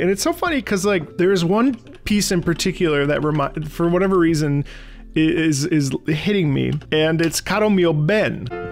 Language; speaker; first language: English; native; English